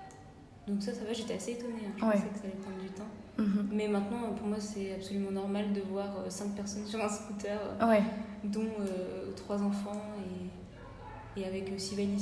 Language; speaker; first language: French; native; French